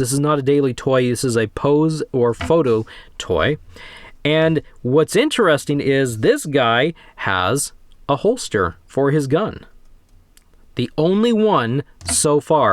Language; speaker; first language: English; native; English